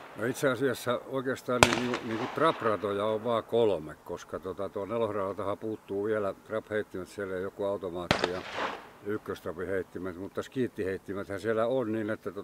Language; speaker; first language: Finnish; native; Finnish